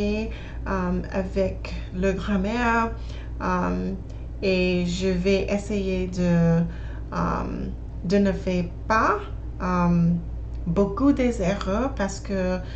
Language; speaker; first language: French; non-native, learner; English